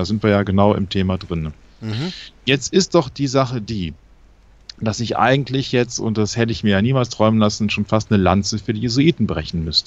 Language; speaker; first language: German; native; German